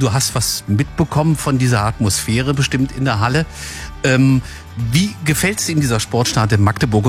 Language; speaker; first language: German; native; German